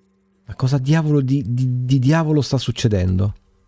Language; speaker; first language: Italian; native; Italian